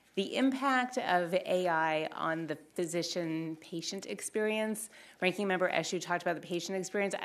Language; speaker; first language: English; native; English